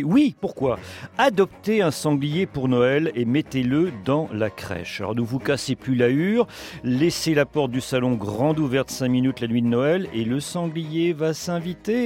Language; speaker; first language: French; native; French